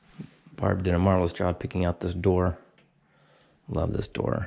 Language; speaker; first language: English; native; English